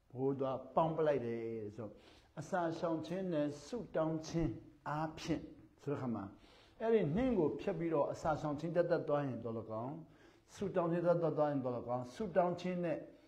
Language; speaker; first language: Burmese; non-native, local second language; Hakha Chin